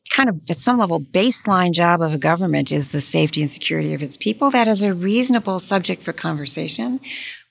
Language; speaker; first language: English; native; English